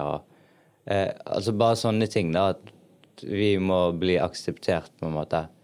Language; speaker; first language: Norwegian; early bilingual, other home language; Arabic